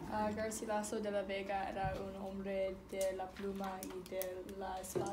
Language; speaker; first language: Spanish; non-native, learner; English